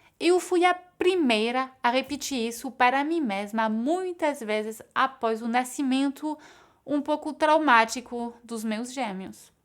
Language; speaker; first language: Portuguese; non-native, fluent; French